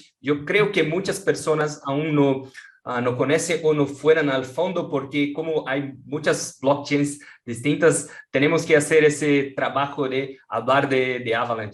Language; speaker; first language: Spanish; non-native, fluent; Portuguese